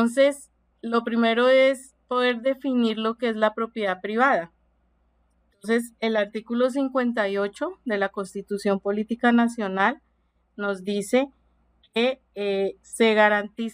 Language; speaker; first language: Spanish; native; Spanish